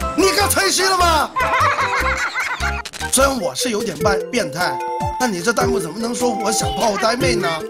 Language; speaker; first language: Chinese; native; Chinese